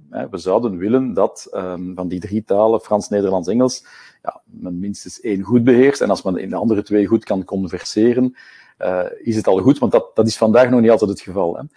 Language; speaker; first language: Dutch; native; Dutch